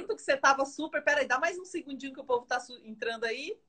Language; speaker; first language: Portuguese; native; Portuguese